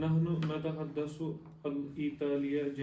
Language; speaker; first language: Arabic; non-native, learner; Urdu